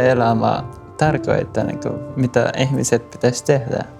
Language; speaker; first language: Finnish; non-native, learner; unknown